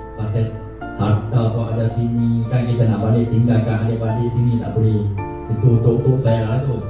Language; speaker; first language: Malay; non-native, local second language; Thai